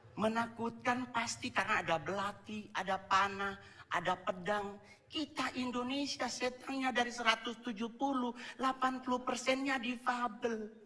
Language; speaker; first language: Indonesian; native; Indonesian